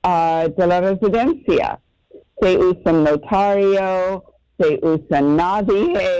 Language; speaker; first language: Spanish; non-native, learner; English